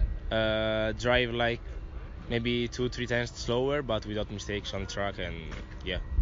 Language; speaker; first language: English; non-native, learner; Italian